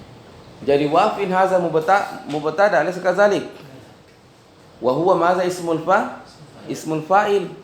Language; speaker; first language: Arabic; non-native, fluent; Indonesian